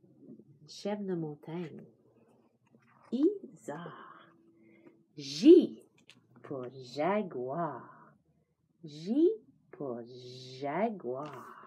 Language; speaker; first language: French; non-native, fluent; English